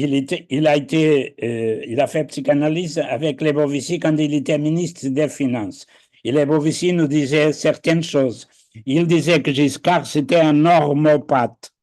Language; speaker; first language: French; non-native, fluent; Portuguese